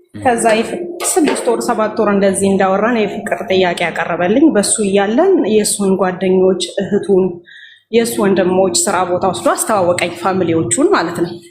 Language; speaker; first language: Amharic; native; Amharic